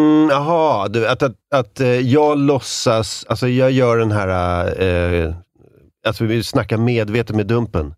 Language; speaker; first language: Swedish; native; Swedish